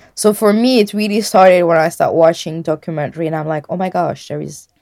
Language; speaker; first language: English; non-native, fluent; French